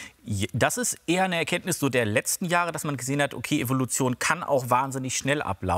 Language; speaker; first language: German; native; German